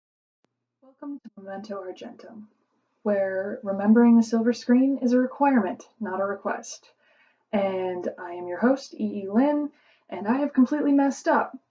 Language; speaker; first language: English; native; English